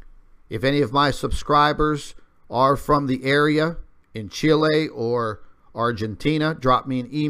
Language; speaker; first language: English; native; English